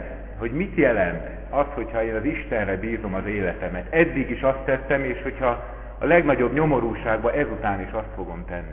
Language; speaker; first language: Hungarian; native; Hungarian